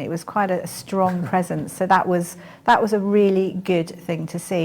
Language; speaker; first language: English; native; English